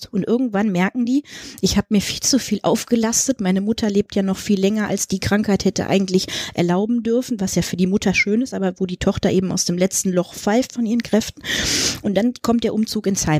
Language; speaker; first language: German; native; German